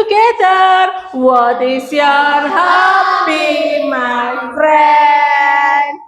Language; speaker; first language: English; non-native, learner; Indonesian